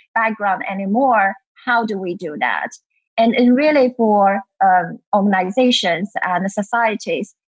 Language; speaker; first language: English; non-native, fluent; Chinese